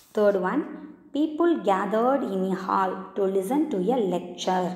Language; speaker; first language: English; non-native, local second language; Tamil